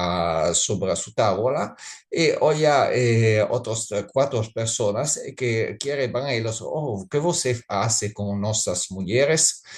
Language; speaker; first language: Spanish; non-native, learner; Italian